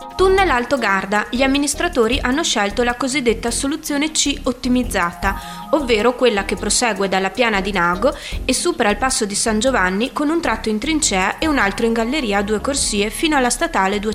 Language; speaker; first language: Italian; native; Italian